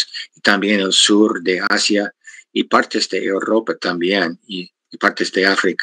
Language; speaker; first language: Spanish; non-native, fluent; English